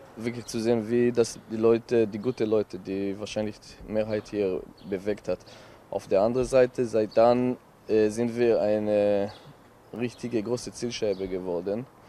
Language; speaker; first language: German; non-native, fluent; Hebrew